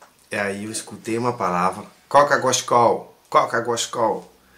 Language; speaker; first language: Portuguese; non-native, fluent; French